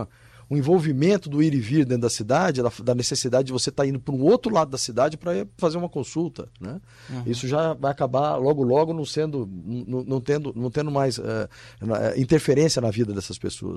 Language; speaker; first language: Portuguese; native; Portuguese